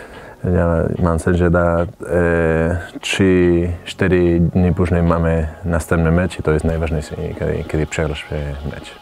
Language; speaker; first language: Polish; non-native, learner; Spanish